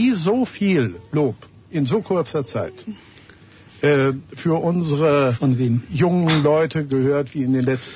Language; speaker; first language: German; native; German